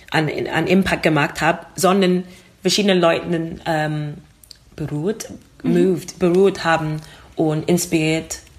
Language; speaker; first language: German; non-native, learner; English